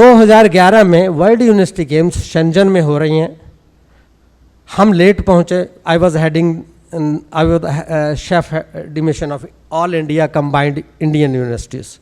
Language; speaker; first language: Hindi; native; Hindi